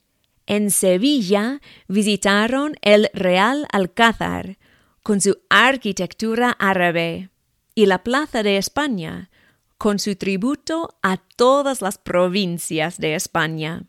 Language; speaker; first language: Spanish; non-native, fluent; English